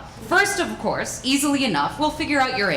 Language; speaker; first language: English; native; English